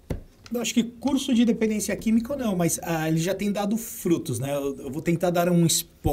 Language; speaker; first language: Portuguese; native; Portuguese